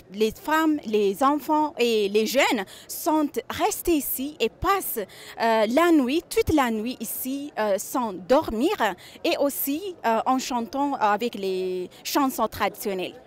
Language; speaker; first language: French; non-native, fluent; Amharic